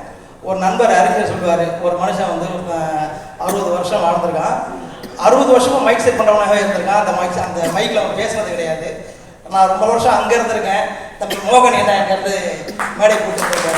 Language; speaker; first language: Tamil; native; Tamil